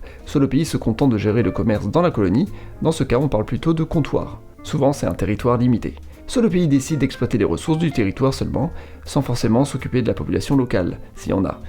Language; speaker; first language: French; native; French